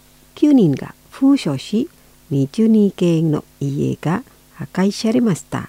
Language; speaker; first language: Japanese; non-native, fluent; Indonesian